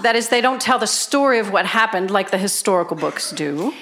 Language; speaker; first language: English; native; English